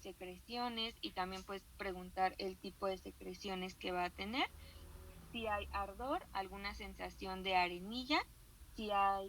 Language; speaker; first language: Spanish; native; Spanish